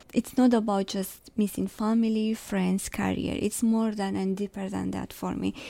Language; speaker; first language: English; non-native, fluent; Arabic